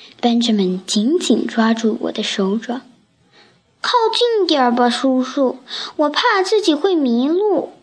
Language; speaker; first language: Chinese; native; Chinese